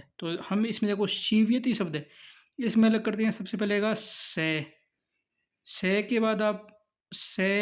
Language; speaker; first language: Hindi; native; Hindi